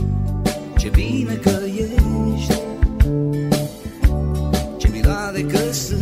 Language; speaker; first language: Romanian; native; Romanian